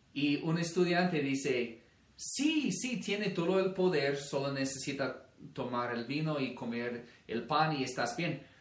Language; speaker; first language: Spanish; non-native, fluent; English